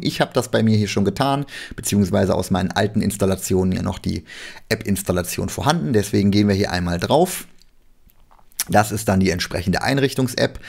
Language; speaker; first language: German; native; German